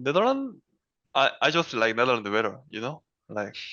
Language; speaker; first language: English; non-native, learner; Korean